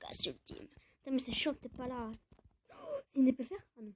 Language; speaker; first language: French; native; French